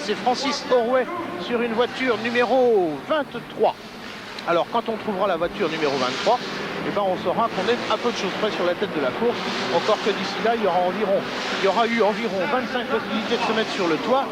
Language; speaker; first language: French; native; French